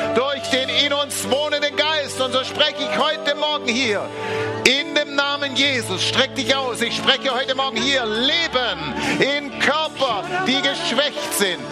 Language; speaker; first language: German; native; German